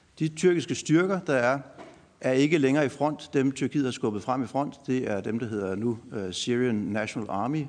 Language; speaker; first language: Danish; native; Danish